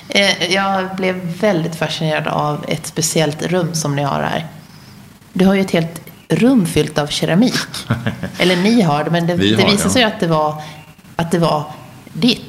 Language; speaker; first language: Swedish; native; Swedish